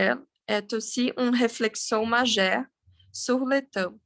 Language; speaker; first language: French; non-native, learner; Portuguese